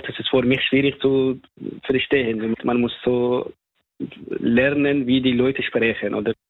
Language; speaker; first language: German; non-native, fluent; Persian